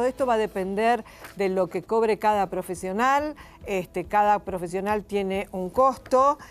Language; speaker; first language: Spanish; native; Spanish